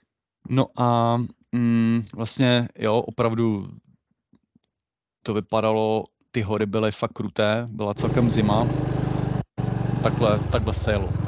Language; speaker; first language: Czech; native; Czech